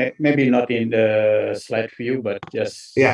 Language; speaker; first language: English; non-native, fluent; Indonesian